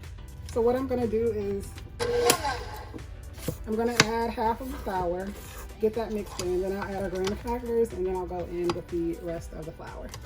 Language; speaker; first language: English; native; English